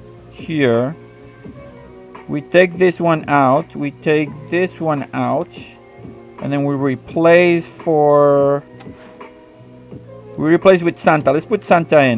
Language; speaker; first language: English; non-native, local second language; Spanish